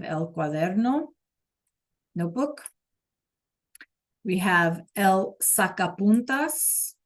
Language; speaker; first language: Spanish; non-native, fluent; English